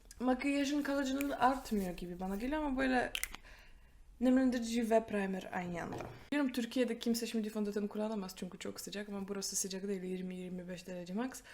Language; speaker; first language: Turkish; non-native, fluent; Polish